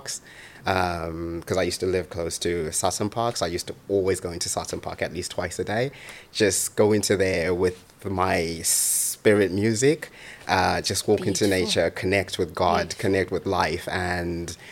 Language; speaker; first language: English; non-native, local second language; Shona